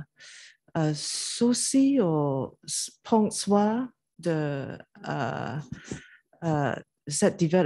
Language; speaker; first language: French; non-native, learner; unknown